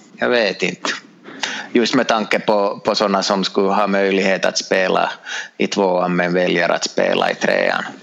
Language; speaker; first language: Swedish; native; Swedish